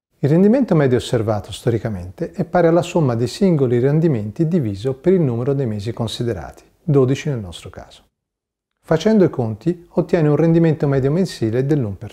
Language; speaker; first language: Italian; native; Italian